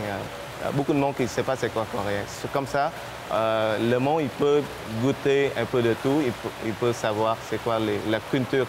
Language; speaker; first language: French; non-native, fluent; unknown